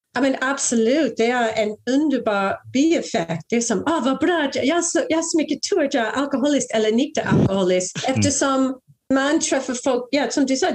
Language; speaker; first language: Swedish; non-native, fluent; English